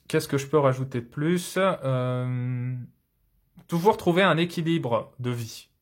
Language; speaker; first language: French; native; French